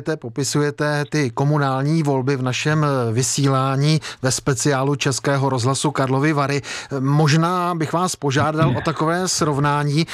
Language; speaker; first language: Czech; native; Czech